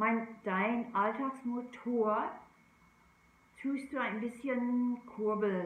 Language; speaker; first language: German; non-native, fluent; English